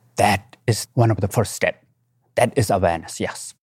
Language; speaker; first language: English; non-native, local second language; Tibetan